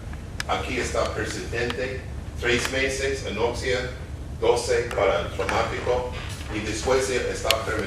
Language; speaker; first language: Spanish; non-native, fluent; English